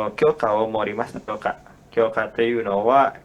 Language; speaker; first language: Japanese; non-native, fluent; Indonesian